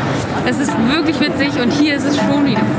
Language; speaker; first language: German; native; German